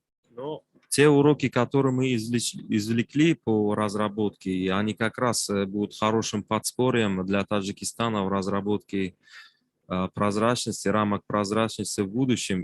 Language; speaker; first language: Russian; non-native, local second language; Tajik